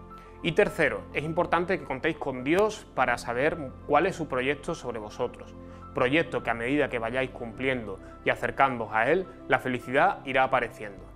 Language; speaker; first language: Spanish; native; Spanish